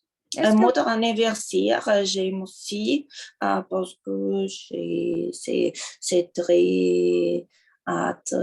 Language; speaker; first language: French; non-native, learner; Russian